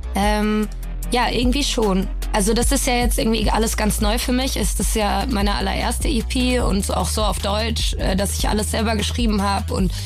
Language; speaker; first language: German; native; German